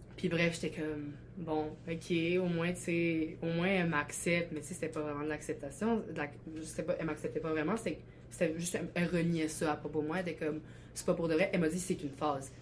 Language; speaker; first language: French; early bilingual, other home language; Albanian